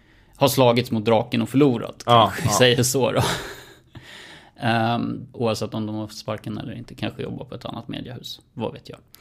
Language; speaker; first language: Swedish; native; Swedish